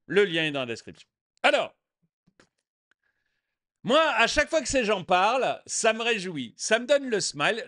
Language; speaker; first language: French; native; French